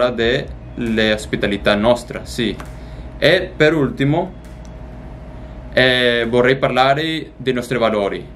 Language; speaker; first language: Italian; non-native, learner; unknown